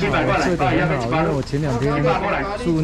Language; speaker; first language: Chinese; native; Chinese